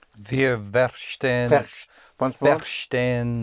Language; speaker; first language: German; non-native, learner; English